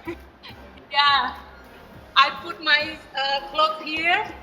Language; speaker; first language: English; non-native, learner; Indonesian